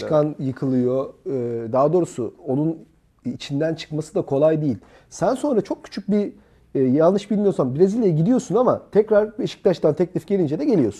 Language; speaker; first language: Turkish; native; Turkish